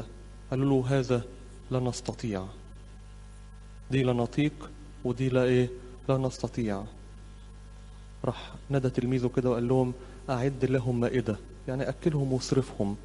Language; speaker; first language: Arabic; native; Arabic